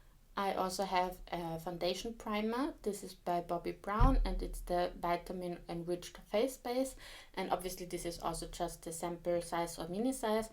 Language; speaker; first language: English; non-native, fluent; German